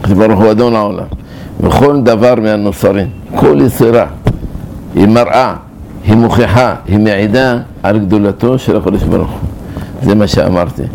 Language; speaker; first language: Hebrew; early bilingual, other home language; Arabic